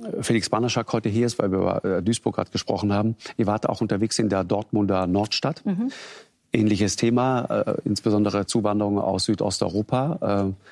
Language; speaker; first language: German; native; German